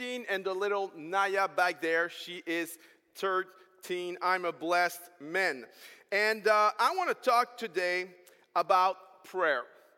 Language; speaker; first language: English; non-native, fluent; French